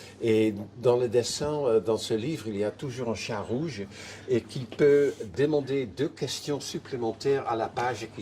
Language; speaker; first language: French; non-native, fluent; Dutch